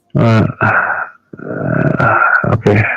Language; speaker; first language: English; non-native, learner; Indonesian